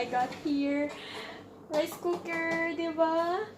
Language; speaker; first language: English; non-native, local second language; Filipino